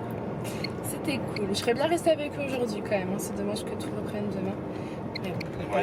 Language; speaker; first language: French; native; French